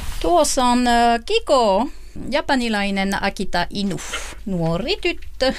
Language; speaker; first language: Finnish; non-native, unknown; French